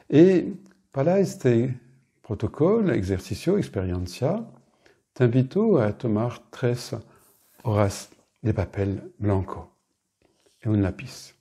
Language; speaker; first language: Spanish; non-native, fluent; French